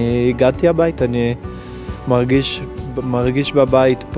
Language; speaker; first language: Hebrew; non-native, learner; Portuguese